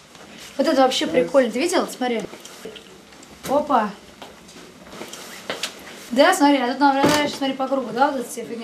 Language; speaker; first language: Russian; native; Russian